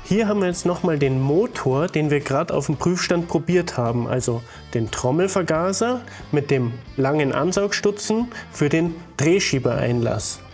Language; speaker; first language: German; native; German